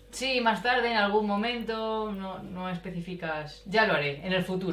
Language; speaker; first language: Spanish; native; Spanish